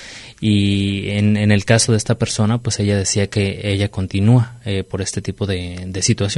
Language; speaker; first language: Spanish; native; Spanish